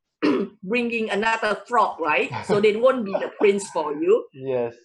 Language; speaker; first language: English; non-native, fluent; Thai